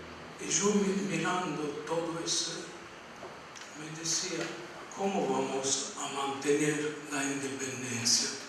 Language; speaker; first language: Spanish; non-native, fluent; Armenian